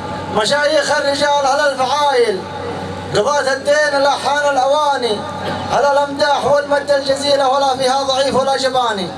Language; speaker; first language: Arabic; native; Arabic